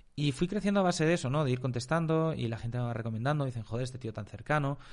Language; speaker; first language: Spanish; native; Spanish